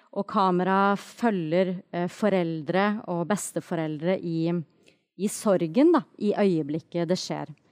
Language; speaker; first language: Norwegian; native; Norwegian